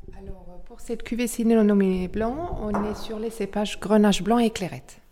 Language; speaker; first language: French; non-native, local second language; Swiss German